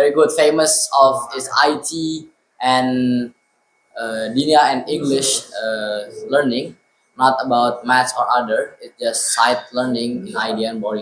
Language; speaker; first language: English; non-native, learner; Indonesian